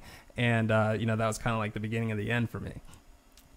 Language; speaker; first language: English; native; English